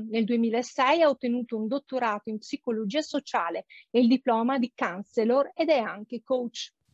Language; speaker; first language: Italian; native; Italian